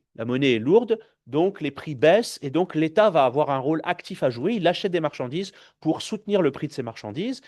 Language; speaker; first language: French; native; French